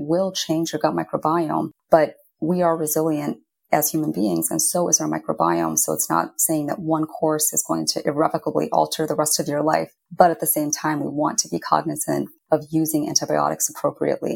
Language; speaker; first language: English; native; English